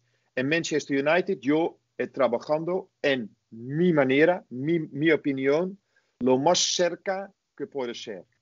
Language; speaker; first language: Spanish; non-native, fluent; Dutch